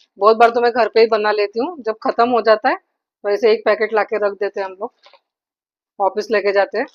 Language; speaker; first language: Hindi; non-native, local second language; Marathi